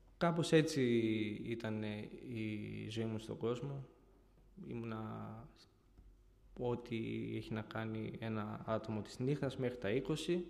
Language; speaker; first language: Greek; early bilingual, other home language; Bulgarian